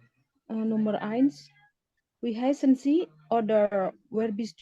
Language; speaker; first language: German; non-native, learner; Indonesian